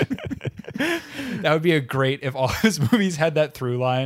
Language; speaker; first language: English; native; English